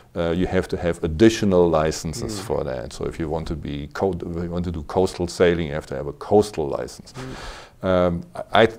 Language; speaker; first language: English; non-native, fluent; German